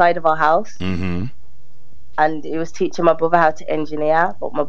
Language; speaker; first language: English; native; English